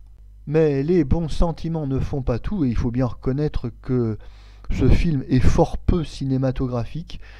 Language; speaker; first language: French; native; French